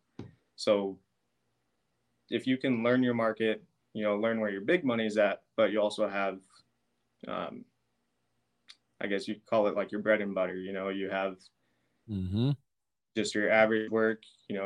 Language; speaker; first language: English; native; English